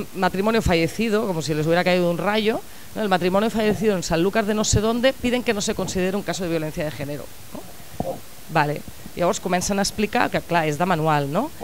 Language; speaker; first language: Spanish; non-native, local second language; Catalan